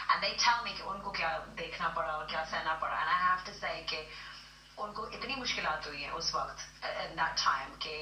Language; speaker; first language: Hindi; early bilingual, heritage; Hindi